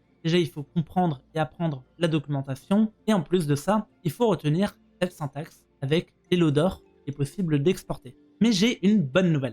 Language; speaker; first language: French; native; French